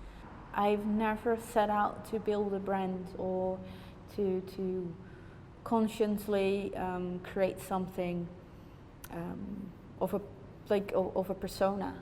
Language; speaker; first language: English; non-native, fluent; Dutch